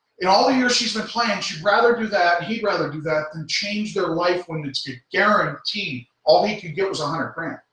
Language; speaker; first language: English; native; English